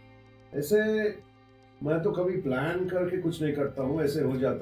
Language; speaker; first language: Hindi; non-native, local second language; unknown